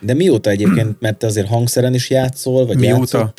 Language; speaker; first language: Hungarian; native; Hungarian